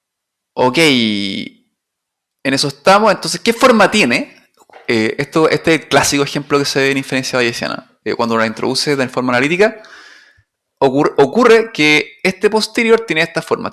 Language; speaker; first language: Spanish; native; Spanish